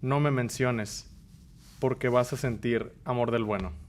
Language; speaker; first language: Spanish; early bilingual, other home language; English